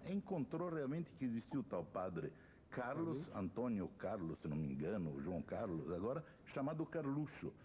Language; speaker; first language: Portuguese; non-native, fluent; Italian